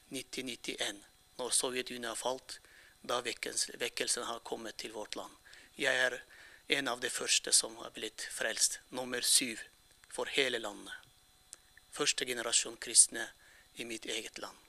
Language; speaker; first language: Norwegian; non-native, fluent; Turkmen